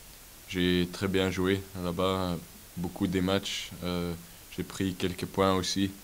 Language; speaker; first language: French; non-native, local second language; Dutch